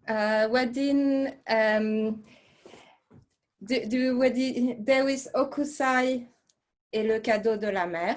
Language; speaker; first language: Welsh; non-native, fluent; French